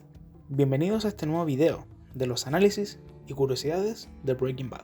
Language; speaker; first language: Spanish; native; Spanish